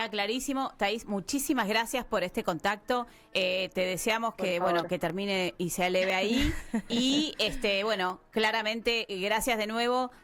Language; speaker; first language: Spanish; native; Spanish